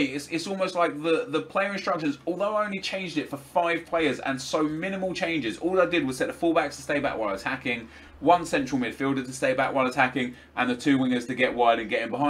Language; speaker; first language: English; native; English